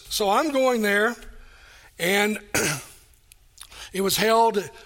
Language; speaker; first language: English; native; English